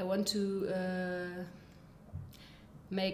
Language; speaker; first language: English; non-native, learner; German